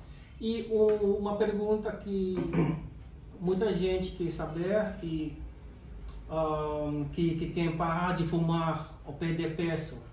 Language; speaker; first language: Portuguese; non-native, learner; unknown